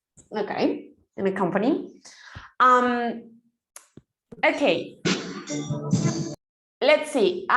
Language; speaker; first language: English; non-native, fluent; Spanish